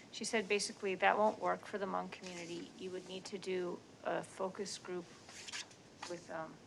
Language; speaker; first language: English; native; English